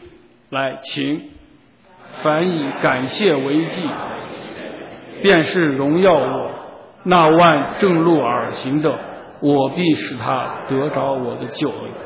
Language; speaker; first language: Chinese; native; Chinese